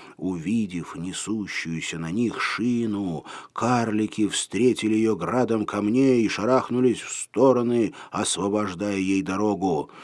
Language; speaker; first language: Russian; native; Russian